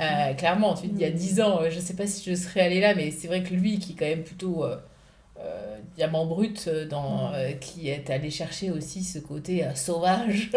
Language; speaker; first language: French; native; French